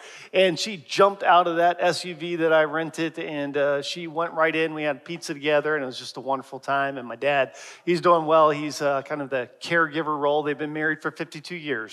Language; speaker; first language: English; native; English